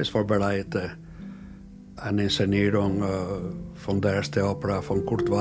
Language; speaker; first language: German; non-native, fluent; Italian